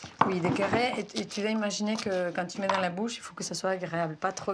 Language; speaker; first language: French; non-native, fluent; Spanish